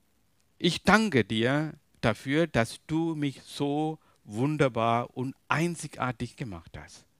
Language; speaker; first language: German; non-native, learner; Tamil